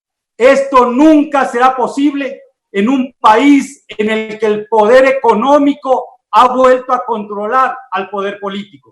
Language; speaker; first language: Spanish; native; Spanish